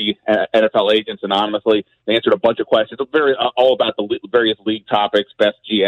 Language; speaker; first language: English; native; English